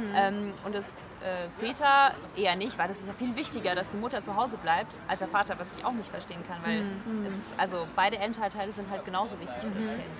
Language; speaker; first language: German; early bilingual, heritage; French